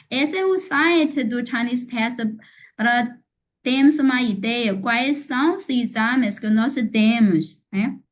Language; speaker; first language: Portuguese; non-native, fluent; Chinese